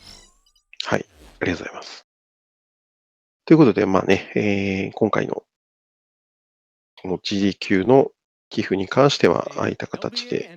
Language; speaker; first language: Japanese; native; Japanese